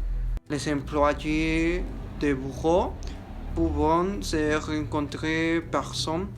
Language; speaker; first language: French; non-native, learner; Spanish